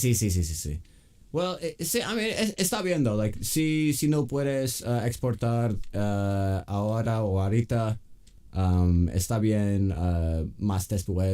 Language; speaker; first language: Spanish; non-native, learner; English